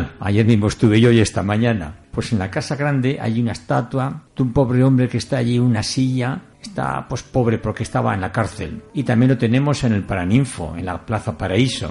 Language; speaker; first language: Spanish; native; Spanish